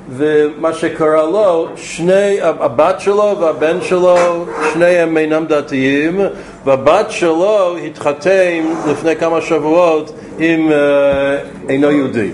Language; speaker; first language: Hebrew; non-native, fluent; English